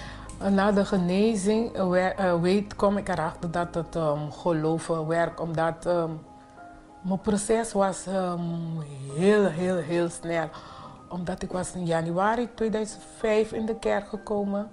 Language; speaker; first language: Dutch; non-native, fluent; Papiamento